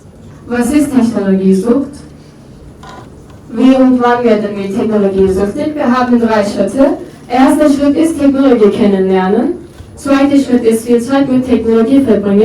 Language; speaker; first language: German; non-native, learner; Turkish